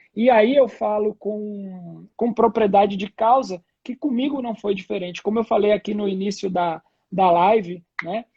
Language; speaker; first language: Portuguese; native; Portuguese